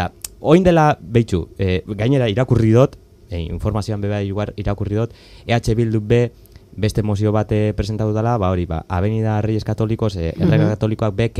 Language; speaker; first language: Basque; native; Basque